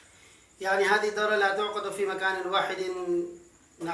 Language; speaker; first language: Arabic; non-native, fluent; Urdu